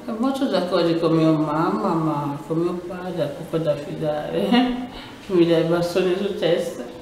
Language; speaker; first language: Italian; non-native, learner; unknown